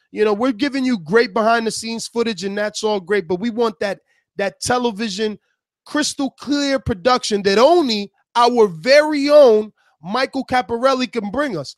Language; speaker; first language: English; early bilingual, other home language; Spanish